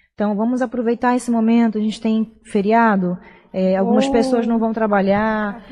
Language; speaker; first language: Portuguese; native; Portuguese